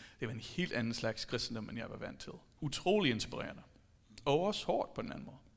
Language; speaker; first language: Danish; non-native, fluent; English